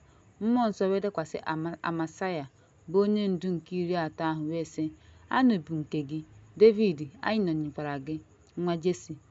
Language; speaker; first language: Igbo; native; Igbo